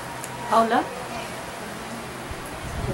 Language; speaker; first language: Arabic; non-native, learner; Tausug